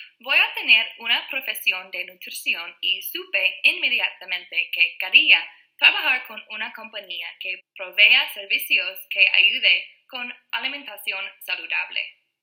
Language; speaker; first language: Spanish; non-native, learner; English